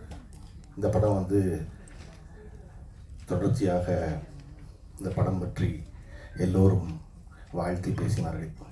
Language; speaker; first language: Tamil; native; Tamil